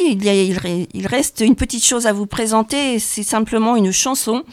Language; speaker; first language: French; native; French